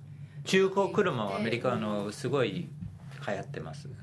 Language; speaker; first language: Japanese; non-native, fluent; English